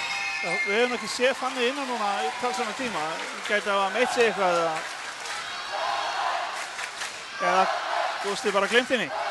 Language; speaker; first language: Icelandic; native; Icelandic